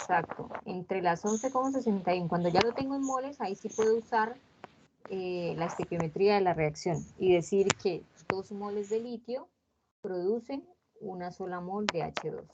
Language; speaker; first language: Spanish; native; Spanish